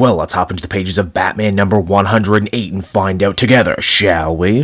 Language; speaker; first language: English; native; English